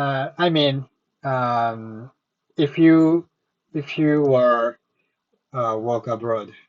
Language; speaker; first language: English; non-native, learner; Japanese